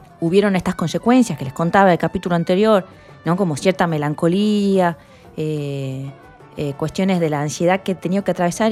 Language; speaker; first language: Spanish; native; Spanish